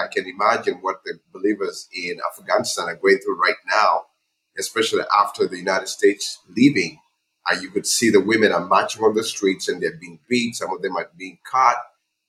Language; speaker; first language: English; non-native, local second language; Ganda